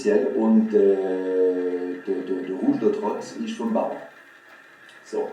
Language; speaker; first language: German; non-native, fluent; French